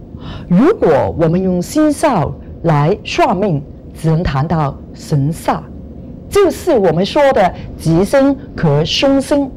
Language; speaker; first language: Chinese; non-native, local second language; Cantonese